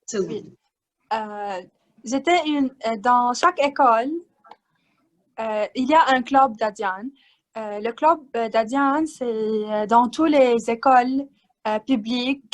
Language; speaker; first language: French; non-native, learner; Arabic